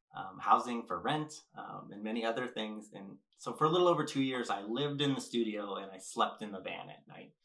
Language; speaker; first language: English; native; English